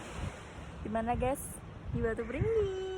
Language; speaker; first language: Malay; non-native, local second language; Javanese